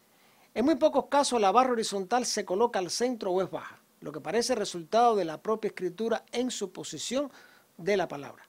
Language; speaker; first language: Spanish; native; Spanish